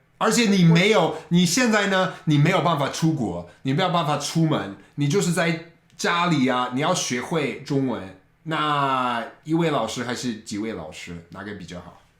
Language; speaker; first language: Chinese; non-native, fluent; English